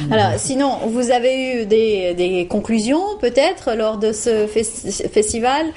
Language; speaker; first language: French; native; French